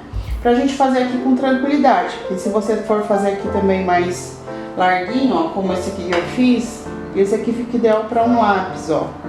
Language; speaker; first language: Portuguese; native; Portuguese